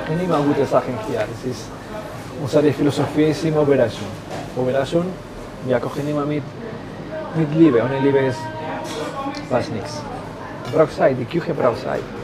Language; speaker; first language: German; non-native, learner; Spanish